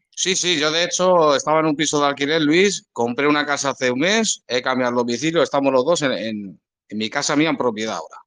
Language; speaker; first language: Spanish; native; Spanish